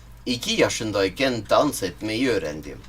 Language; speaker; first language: Turkish; non-native, learner; English